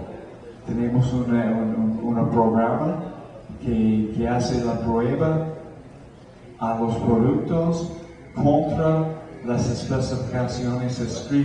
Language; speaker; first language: Spanish; non-native, fluent; English